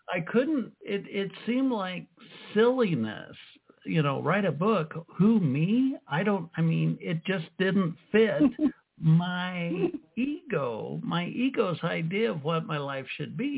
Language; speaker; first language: English; native; English